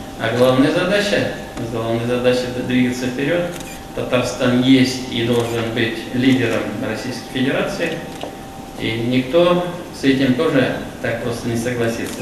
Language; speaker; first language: Russian; non-native, local second language; Tatar